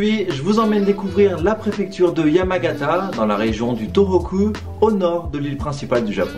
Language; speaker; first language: French; native; French